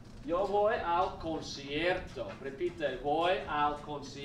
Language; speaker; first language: Spanish; non-native, fluent; English